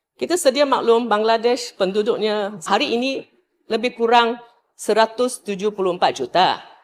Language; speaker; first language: Malay; native; Malay